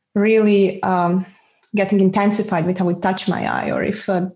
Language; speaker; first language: English; non-native, fluent; Serbian